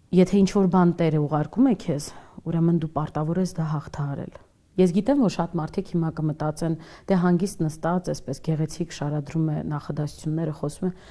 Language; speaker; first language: Armenian; native; Armenian